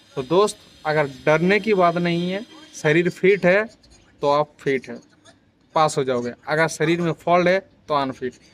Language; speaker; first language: Hindi; non-native, local second language; Bangla